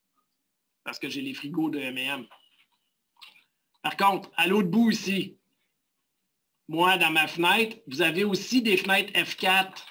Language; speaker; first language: French; native; French